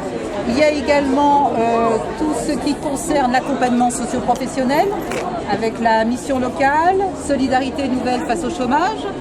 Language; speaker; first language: French; native; French